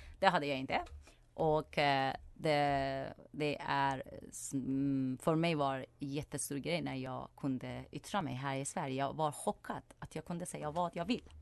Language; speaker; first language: Swedish; non-native, fluent; Persian